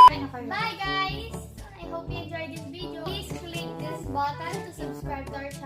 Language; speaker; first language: English; non-native, local second language; Filipino